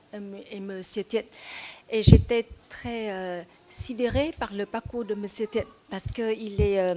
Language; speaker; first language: French; non-native, fluent; Vietnamese